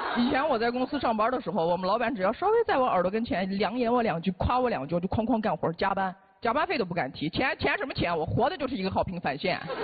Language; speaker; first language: Chinese; non-native, local second language; Uyghur